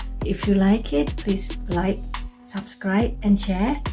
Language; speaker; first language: English; non-native, learner; Thai